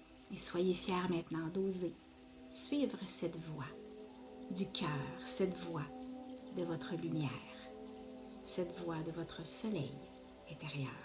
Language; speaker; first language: French; native; French